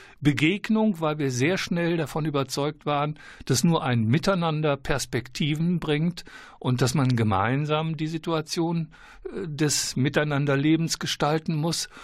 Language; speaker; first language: German; native; German